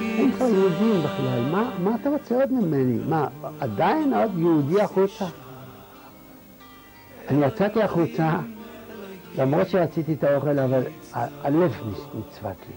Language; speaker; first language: Hebrew; non-native, fluent; Yiddish